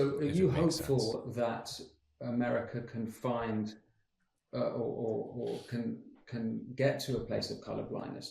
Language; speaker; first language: English; native; English